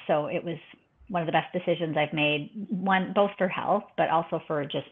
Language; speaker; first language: English; native; English